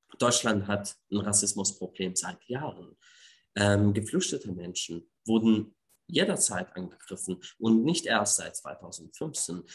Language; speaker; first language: German; non-native, fluent; Arabic